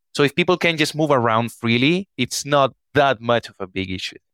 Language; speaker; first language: English; non-native, fluent; Spanish